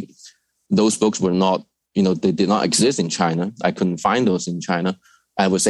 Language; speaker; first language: English; non-native, fluent; Cantonese